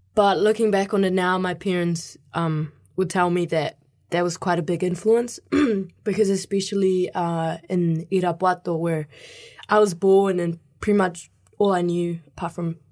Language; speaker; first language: English; early bilingual, other home language; Spanish